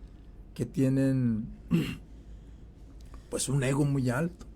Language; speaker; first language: Spanish; native; Spanish